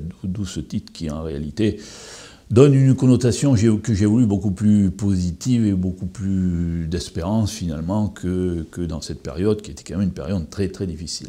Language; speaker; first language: French; native; French